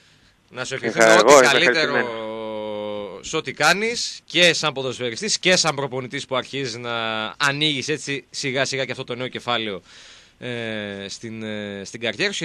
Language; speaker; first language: Greek; native; Greek